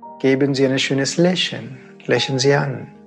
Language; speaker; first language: German; non-native, fluent; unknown